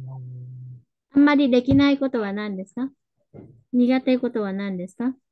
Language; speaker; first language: Japanese; non-native, fluent; Vietnamese